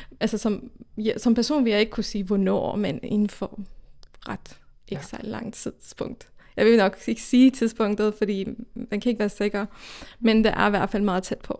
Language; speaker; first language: Danish; early bilingual, other home language; Persian